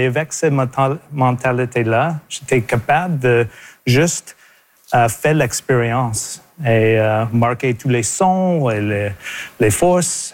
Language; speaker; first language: French; non-native, local second language; English